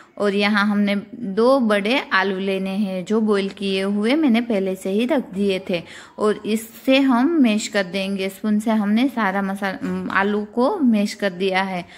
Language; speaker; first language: Hindi; non-native, local second language; Gujarati